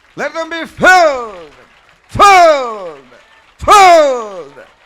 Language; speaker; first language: English; non-native, local second language; Tamil